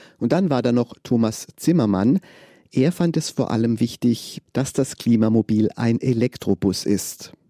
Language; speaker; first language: German; native; German